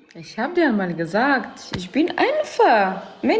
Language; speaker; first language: German; non-native, learner; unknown